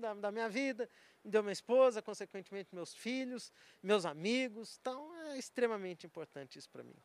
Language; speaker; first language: Portuguese; native; Portuguese